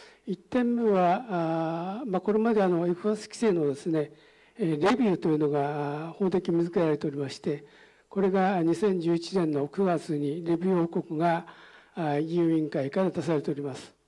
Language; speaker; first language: Japanese; native; Japanese